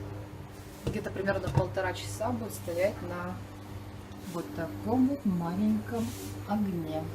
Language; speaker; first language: Russian; native; Russian